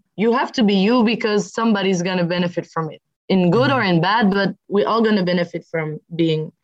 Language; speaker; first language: English; non-native, fluent; French